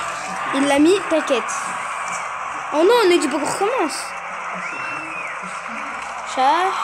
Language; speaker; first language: French; native; French